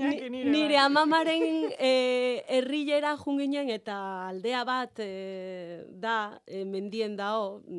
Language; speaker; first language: Basque; non-native, learner; Galician